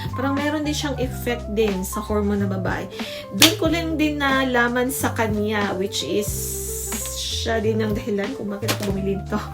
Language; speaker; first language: Filipino; native; Filipino